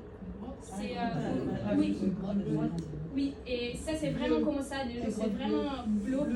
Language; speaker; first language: French; non-native, learner; Portuguese